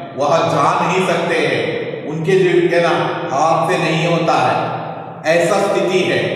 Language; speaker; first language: Hindi; non-native, local second language; Kannada